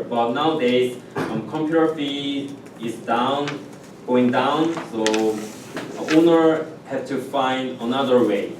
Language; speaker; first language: English; non-native, learner; Korean